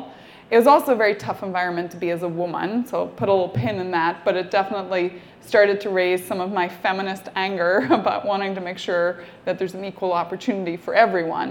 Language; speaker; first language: English; native; English